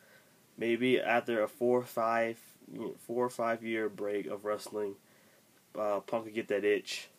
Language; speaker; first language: English; native; English